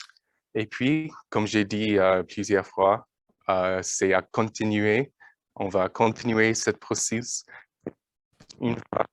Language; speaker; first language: French; non-native, learner; English